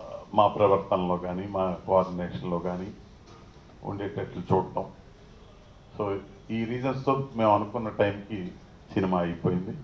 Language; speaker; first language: Telugu; native; Telugu